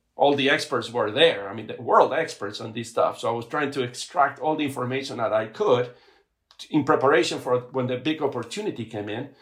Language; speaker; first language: English; non-native, fluent; Spanish